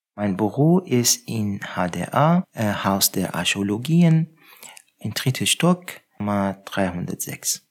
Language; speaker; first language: German; non-native, fluent; Persian